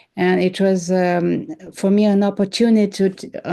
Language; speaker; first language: English; non-native, fluent; Romanian